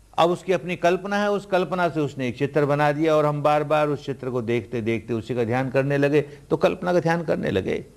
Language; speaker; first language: Hindi; early bilingual, heritage; Hindi